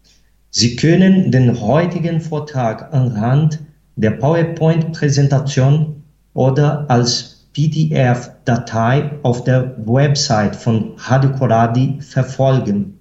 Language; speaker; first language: German; non-native, fluent; Portuguese